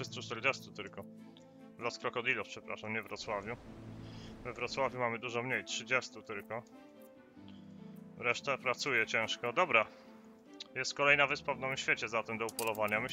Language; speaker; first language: Polish; native; Polish